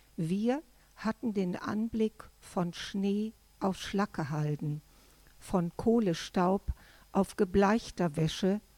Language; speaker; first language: German; native; German